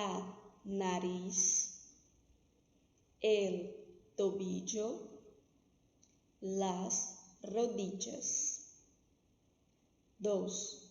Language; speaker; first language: Spanish; non-native, fluent; Portuguese